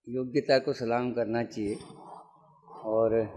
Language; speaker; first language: Hindi; native; Hindi